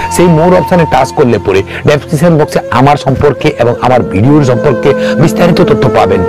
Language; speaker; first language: Bangla; non-native, local second language; Kok Borok